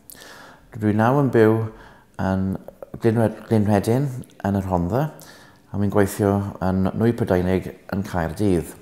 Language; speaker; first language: Welsh; non-native, local second language; English